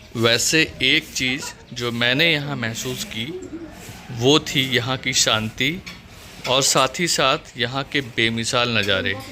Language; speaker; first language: Hindi; native; Hindi